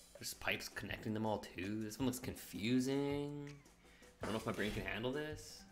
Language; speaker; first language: English; native; English